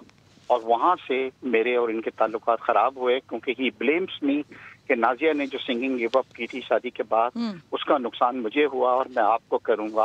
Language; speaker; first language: Urdu; native; Urdu